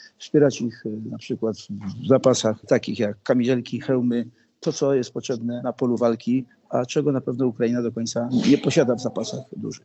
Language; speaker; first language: Polish; native; Polish